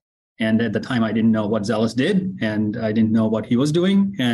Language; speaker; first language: English; non-native, local second language; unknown